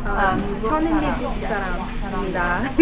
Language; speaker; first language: Korean; non-native, learner; English